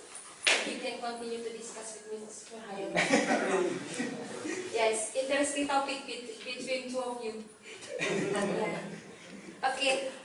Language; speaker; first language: English; non-native, learner; Indonesian